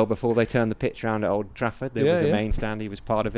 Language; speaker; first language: English; native; English